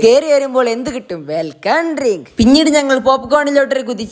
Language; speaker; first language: Malayalam; native; Malayalam